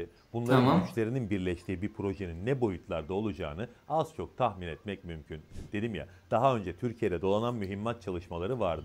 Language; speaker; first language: Turkish; native; Turkish